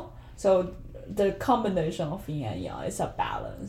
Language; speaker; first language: English; non-native, fluent; Chinese